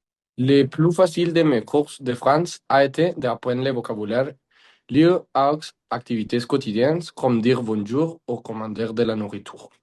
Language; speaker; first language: French; non-native, learner; Spanish